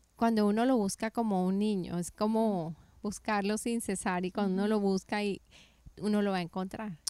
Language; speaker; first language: Spanish; native; Spanish